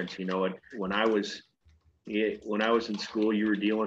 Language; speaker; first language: English; native; English